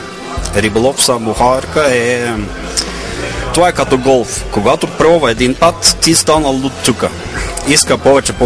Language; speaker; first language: Bulgarian; non-native, fluent; Norwegian